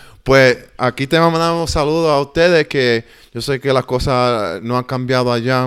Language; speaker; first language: Spanish; early bilingual, heritage; Spanish